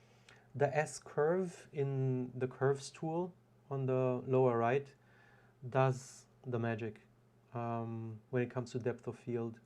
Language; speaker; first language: English; non-native, fluent; German